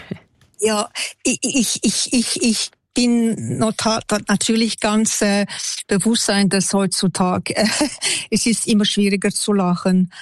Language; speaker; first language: German; non-native, local second language; French